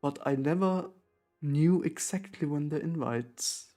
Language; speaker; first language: English; non-native, fluent; German